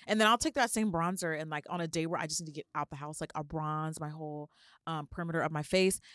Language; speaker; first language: English; early bilingual, other home language; Yoruba